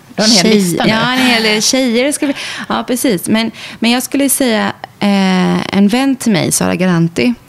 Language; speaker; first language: Swedish; native; Swedish